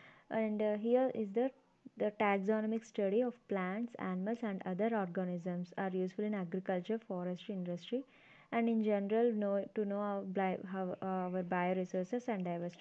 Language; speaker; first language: English; non-native, local second language; Telugu